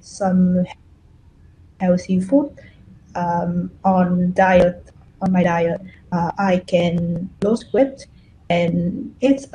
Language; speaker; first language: English; non-native, learner; Vietnamese